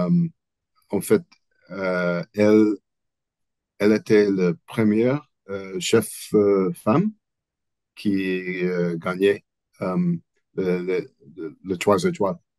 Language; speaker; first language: French; non-native, learner; English